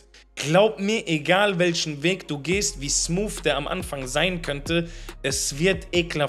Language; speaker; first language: German; native; German